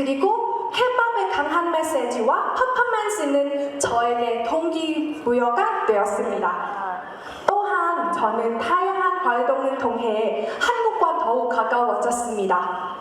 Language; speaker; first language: Korean; non-native, fluent; Thai